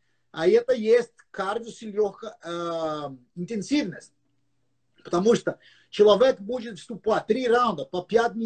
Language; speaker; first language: Russian; non-native, learner; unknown